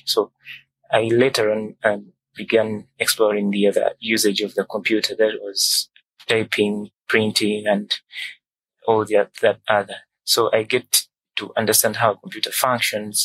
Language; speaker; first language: English; non-native, local second language; Ganda